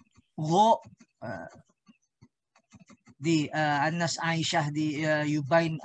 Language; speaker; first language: Arabic; non-native, learner; Indonesian